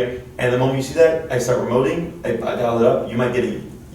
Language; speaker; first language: English; native; English